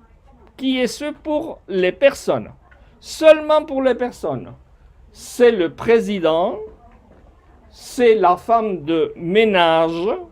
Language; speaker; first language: French; non-native, fluent; Spanish